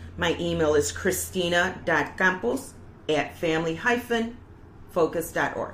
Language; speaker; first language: English; early bilingual, other home language; Spanish